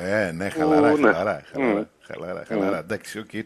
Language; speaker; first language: Greek; native; Greek